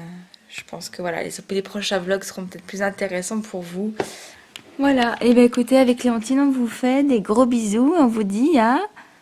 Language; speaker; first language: French; native; French